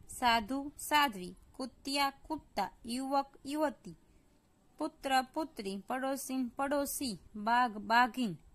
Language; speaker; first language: Hindi; non-native, local second language; Gujarati